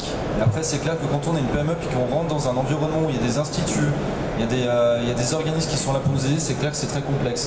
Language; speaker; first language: French; native; French